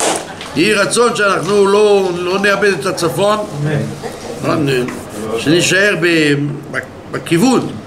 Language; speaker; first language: Hebrew; non-native, fluent; French